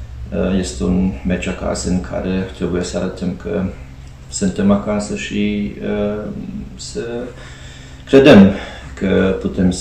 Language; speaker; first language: Romanian; non-native, fluent; Hungarian